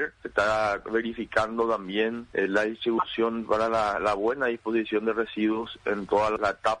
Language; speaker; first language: Spanish; native; Spanish